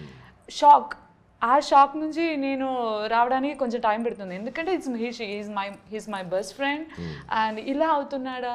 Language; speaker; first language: Telugu; non-native, learner; Malayalam